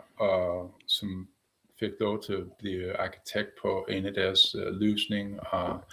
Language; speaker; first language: Danish; non-native, fluent; English